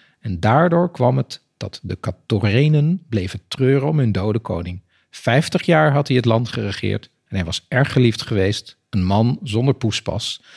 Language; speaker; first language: Dutch; native; Dutch